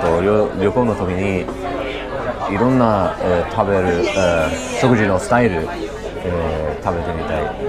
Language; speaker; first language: Japanese; non-native, learner; English